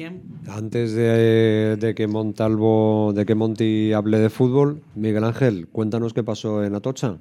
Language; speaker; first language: Spanish; native; Spanish